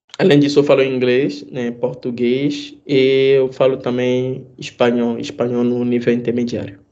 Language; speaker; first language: Portuguese; non-native, fluent; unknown